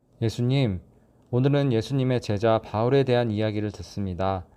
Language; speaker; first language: Korean; native; Korean